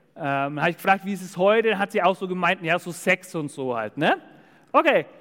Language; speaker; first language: German; native; German